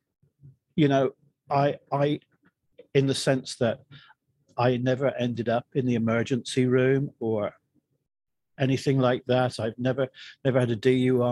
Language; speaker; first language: English; native; English